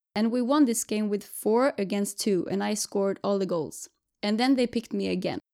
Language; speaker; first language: English; non-native, fluent; Swedish